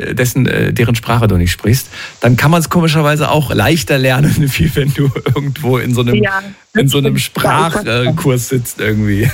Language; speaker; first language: German; native; German